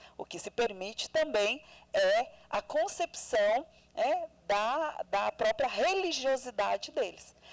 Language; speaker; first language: Portuguese; non-native, local second language; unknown